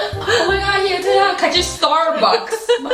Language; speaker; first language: Korean; early bilingual, heritage; English